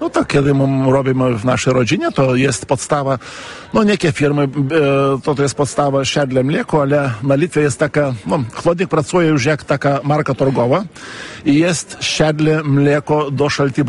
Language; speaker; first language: Polish; non-native, fluent; Lithuanian